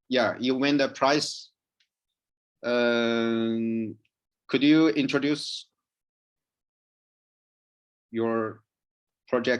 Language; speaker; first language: English; non-native, learner; Chinese